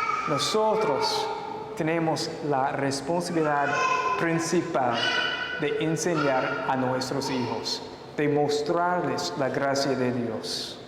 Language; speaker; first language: Spanish; non-native, fluent; English